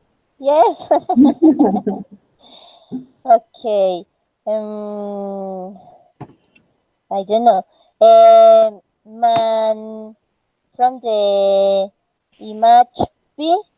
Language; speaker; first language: English; non-native, learner; Spanish